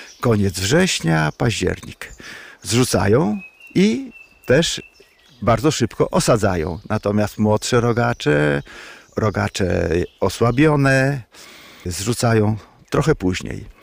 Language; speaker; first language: Polish; native; Polish